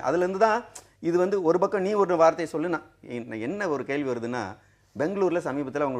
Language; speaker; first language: Tamil; native; Tamil